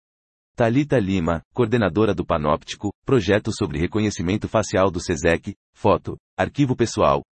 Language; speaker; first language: Portuguese; native; Portuguese